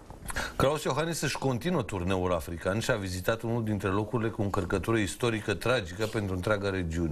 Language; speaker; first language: Romanian; native; Romanian